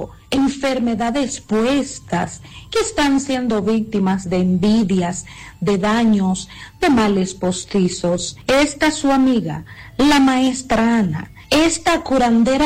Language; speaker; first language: Spanish; native; Spanish